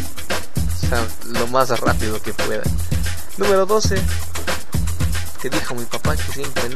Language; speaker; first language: Spanish; native; Spanish